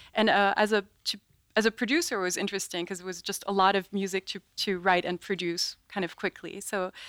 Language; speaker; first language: English; non-native, fluent; French